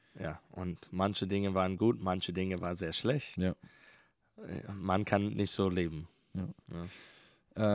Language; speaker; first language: German; non-native, learner; English